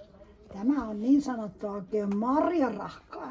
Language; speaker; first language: Finnish; native; Finnish